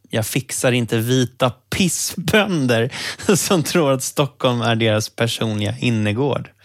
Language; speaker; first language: Swedish; native; Swedish